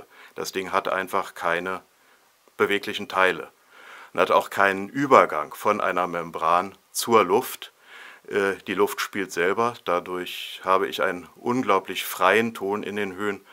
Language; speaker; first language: German; native; German